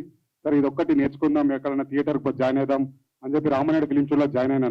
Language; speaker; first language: Telugu; native; Telugu